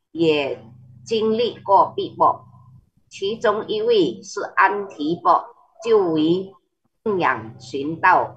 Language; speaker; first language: Chinese; early bilingual, heritage; Chinese